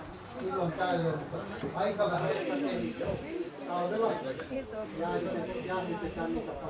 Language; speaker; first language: Finnish; native; Finnish